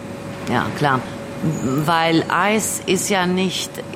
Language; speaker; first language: German; early bilingual, other home language; Albanian